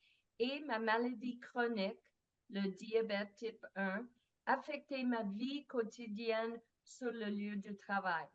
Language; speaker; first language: French; non-native, fluent; English